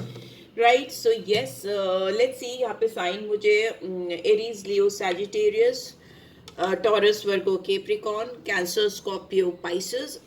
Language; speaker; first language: Hindi; native; Hindi